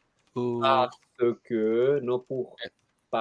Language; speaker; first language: French; non-native, fluent; Spanish